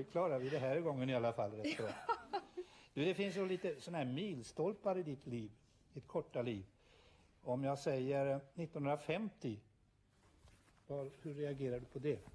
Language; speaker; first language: Swedish; native; Swedish